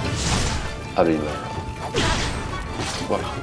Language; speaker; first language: French; native; French